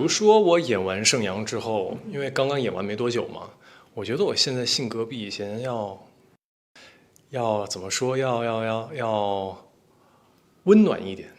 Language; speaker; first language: Chinese; native; Chinese